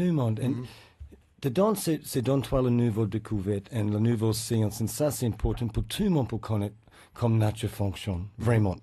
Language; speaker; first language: French; non-native, learner; English